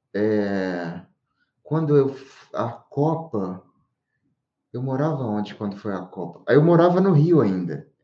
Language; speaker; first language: Portuguese; native; Portuguese